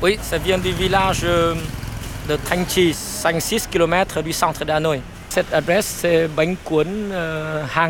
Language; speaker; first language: French; non-native, fluent; Vietnamese